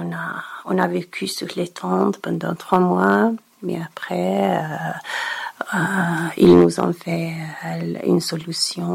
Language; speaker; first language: French; non-native, learner; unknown